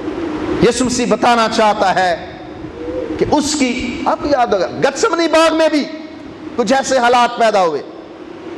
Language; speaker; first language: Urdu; non-native, local second language; Punjabi